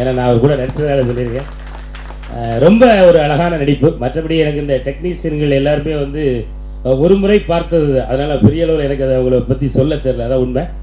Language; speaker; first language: Tamil; native; Tamil